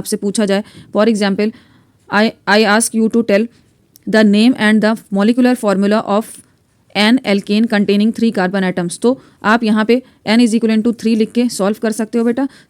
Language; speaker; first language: Hindi; native; Hindi